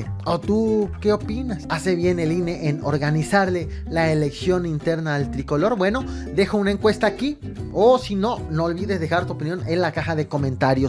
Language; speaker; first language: Spanish; native; Spanish